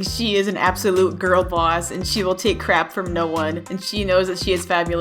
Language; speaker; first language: English; native; English